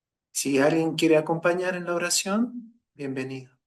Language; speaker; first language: Spanish; native; Spanish